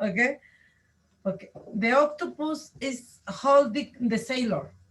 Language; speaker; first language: English; non-native, learner; Spanish